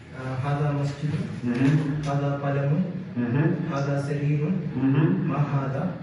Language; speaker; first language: Arabic; non-native, learner; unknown